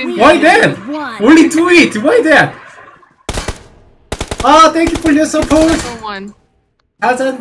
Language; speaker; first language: English; non-native, learner; Korean